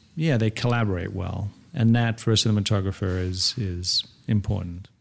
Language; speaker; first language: English; native; English